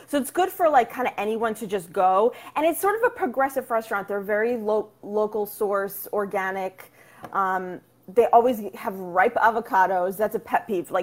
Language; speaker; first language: English; native; English